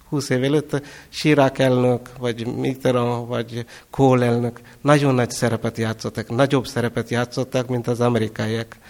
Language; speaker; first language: Hungarian; non-native, fluent; Kannada